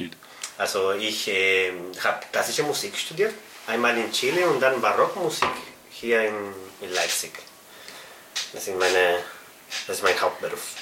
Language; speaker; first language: German; non-native, fluent; Spanish